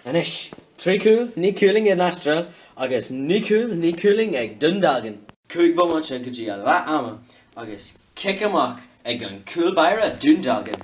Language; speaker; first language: Irish; non-native, local second language; English